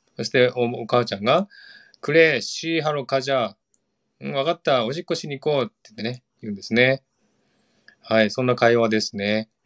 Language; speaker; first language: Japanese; non-native, fluent; Korean